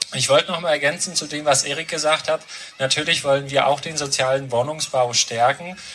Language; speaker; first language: German; non-native, fluent; Polish